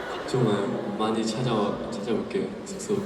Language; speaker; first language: Korean; non-native, learner; Chinese